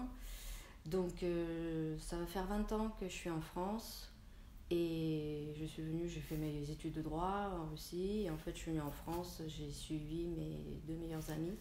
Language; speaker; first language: French; non-native, fluent; Russian